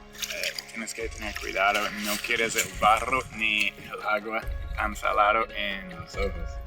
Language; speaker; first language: Spanish; non-native, fluent; English